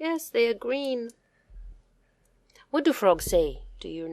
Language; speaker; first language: English; non-native, fluent; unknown